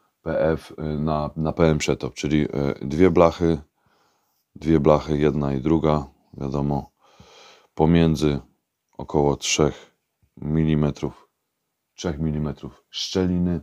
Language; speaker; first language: Polish; native; Polish